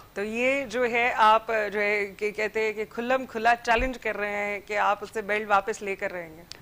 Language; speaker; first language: Urdu; native; Urdu